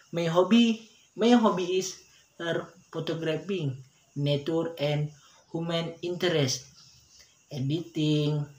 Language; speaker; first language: English; non-native, learner; Indonesian